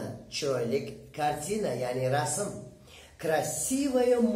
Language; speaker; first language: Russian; non-native, fluent; Uzbek